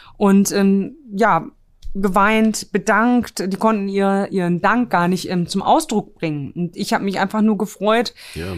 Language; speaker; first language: German; early bilingual, other home language; Polish